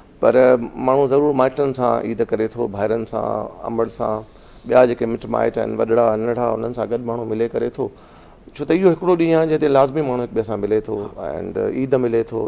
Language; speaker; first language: Sindhi; native; Sindhi